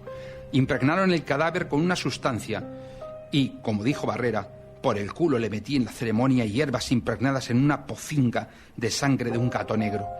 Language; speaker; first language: Spanish; native; Spanish